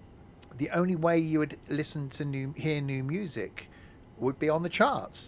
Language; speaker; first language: English; native; English